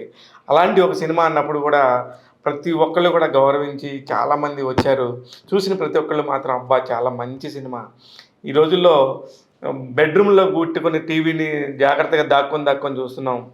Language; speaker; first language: Telugu; native; Telugu